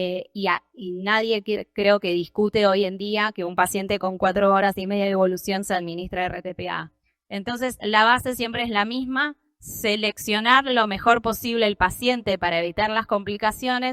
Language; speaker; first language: Spanish; native; Spanish